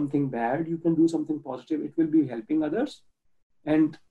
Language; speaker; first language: English; non-native, local second language; Urdu